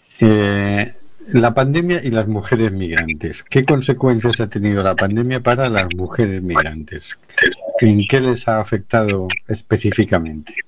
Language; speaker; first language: Spanish; native; Spanish